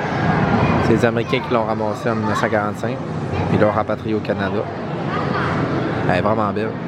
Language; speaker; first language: French; native; French